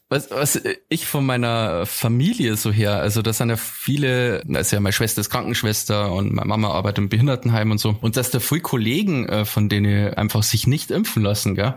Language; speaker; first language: German; native; German